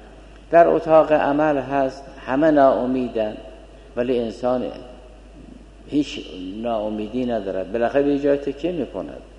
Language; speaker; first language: Persian; native; Persian